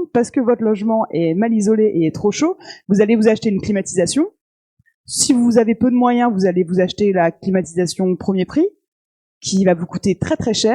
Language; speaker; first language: French; native; French